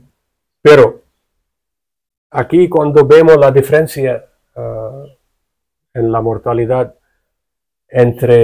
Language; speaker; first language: Spanish; non-native, fluent; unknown